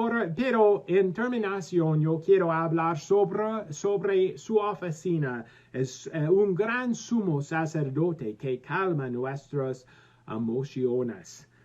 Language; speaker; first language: Spanish; non-native, learner; English